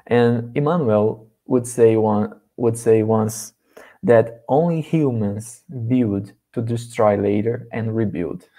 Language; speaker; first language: English; non-native, learner; Portuguese